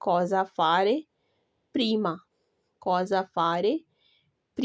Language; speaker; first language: Italian; non-native, fluent; Urdu